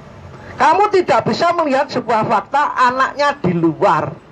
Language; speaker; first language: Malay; non-native, local second language; Javanese